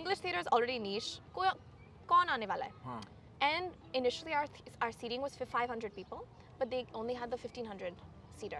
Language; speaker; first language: English; early bilingual, other home language; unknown